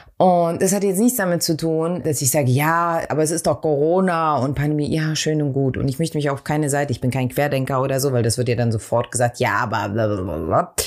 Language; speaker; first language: German; early bilingual, other home language; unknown